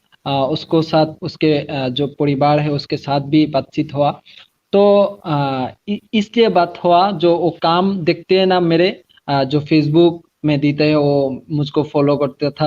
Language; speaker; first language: Hindi; non-native, learner; Bangla